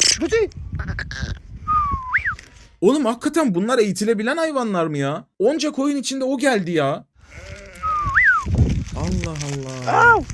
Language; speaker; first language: Turkish; native; Turkish